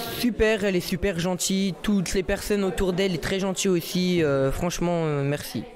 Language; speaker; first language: French; native; French